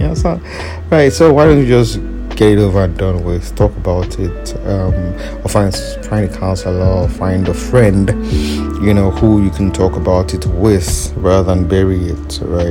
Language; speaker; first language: English; non-native, local second language; Yoruba